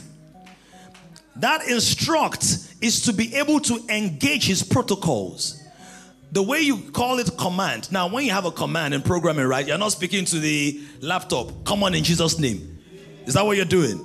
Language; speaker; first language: English; non-native, local second language; Yoruba